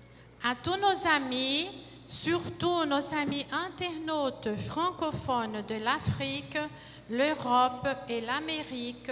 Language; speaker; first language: French; non-native, fluent; Portuguese